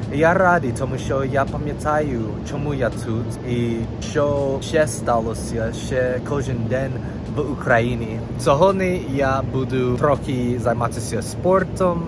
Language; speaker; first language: Ukrainian; non-native, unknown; English